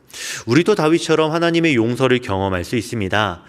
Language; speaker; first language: Korean; native; Korean